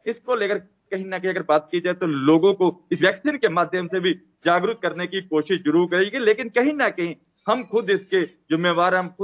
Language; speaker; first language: Hindi; native; Hindi